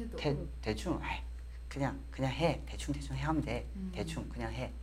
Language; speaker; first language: Korean; non-native, fluent; Chinese